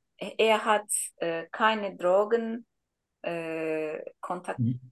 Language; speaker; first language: German; non-native, learner; Turkish